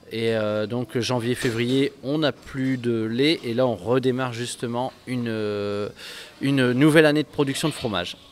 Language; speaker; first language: French; native; French